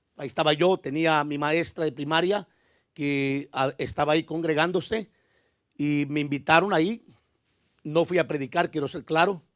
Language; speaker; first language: Spanish; native; Spanish